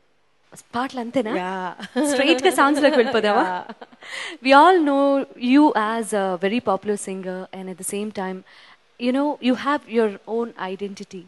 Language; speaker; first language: Telugu; native; Telugu